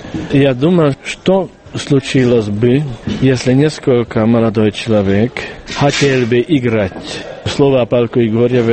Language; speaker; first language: Russian; non-native, learner; Hungarian